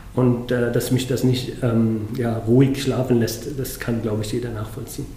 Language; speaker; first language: German; non-native, fluent; Arabic